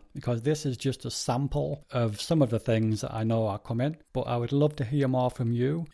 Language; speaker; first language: English; native; English